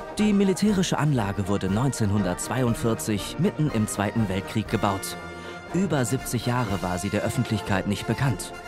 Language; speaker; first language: German; native; German